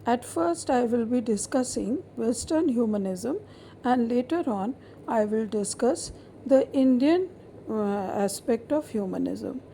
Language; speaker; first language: English; non-native, local second language; Hindi